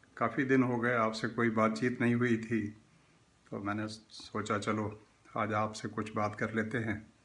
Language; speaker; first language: Urdu; non-native, local second language; Marwari